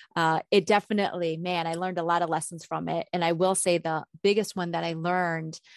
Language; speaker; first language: English; native; English